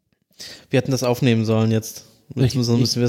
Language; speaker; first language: German; native; German